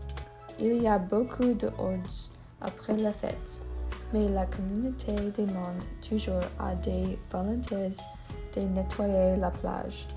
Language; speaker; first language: French; non-native, learner; English